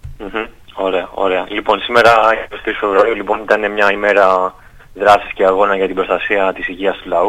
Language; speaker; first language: Greek; native; Greek